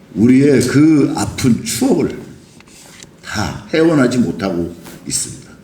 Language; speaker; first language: Korean; native; Korean